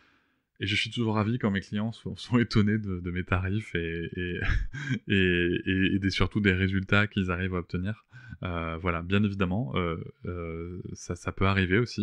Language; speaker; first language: French; native; French